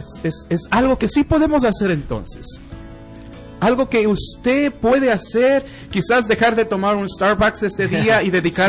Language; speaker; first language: Spanish; native; Spanish